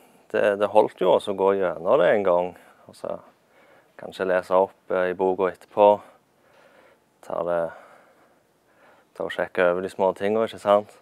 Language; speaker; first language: Norwegian; native; Norwegian